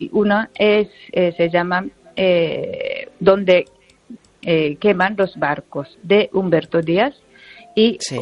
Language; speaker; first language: Spanish; non-native, learner; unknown